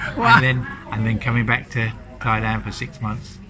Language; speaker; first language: English; native; English